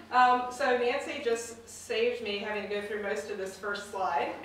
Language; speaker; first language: English; native; English